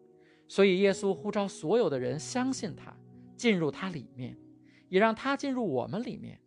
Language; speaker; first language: Chinese; native; Chinese